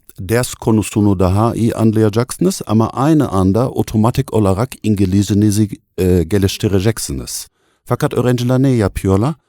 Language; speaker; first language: Turkish; non-native, fluent; German